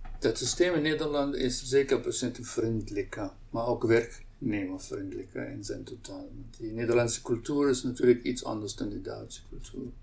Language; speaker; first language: Dutch; non-native, local second language; Arabic